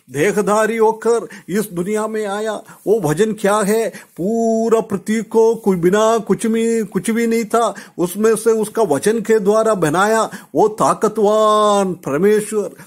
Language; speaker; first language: Hindi; non-native, local second language; Malayalam